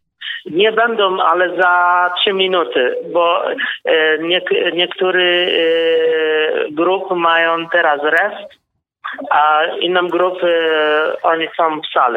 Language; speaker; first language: Polish; non-native, learner; Kurdish